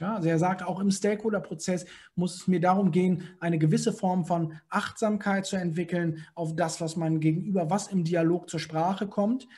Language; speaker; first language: German; native; German